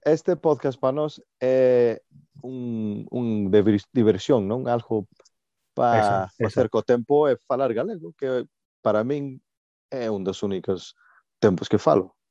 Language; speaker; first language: Galician; non-native, local second language; Spanish